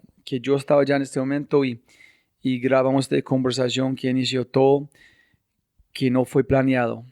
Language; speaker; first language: Spanish; non-native, fluent; English